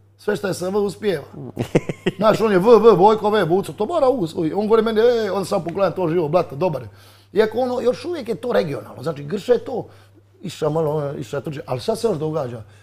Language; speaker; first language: Croatian; native; Croatian